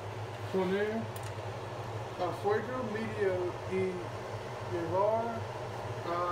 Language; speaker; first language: Spanish; non-native, learner; English